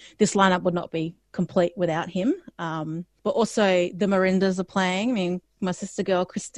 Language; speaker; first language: English; native; English